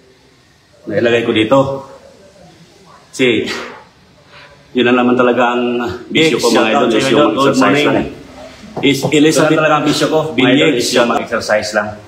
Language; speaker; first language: Filipino; native; Filipino